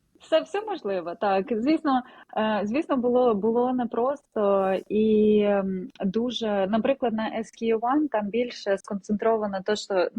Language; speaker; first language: Ukrainian; non-native, local second language; Russian